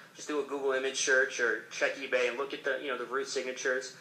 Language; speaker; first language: English; native; English